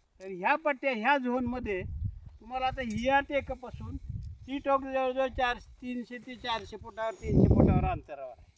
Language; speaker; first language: Marathi; native; Marathi